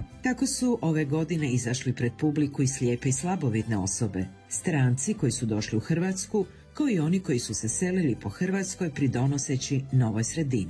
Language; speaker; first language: Serbian; native; Serbian